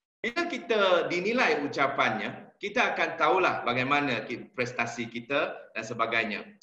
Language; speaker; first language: Malay; non-native, local second language; Chinese